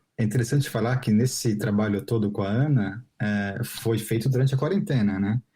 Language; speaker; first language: Portuguese; native; Portuguese